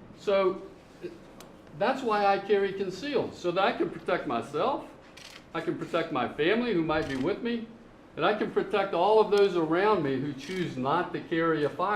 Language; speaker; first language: English; native; English